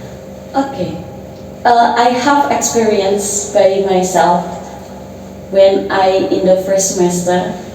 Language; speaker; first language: English; non-native, learner; Indonesian